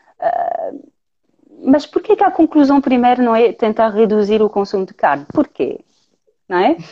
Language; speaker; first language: Portuguese; non-native, fluent; French